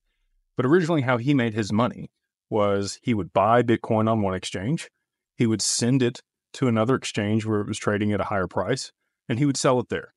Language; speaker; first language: English; native; English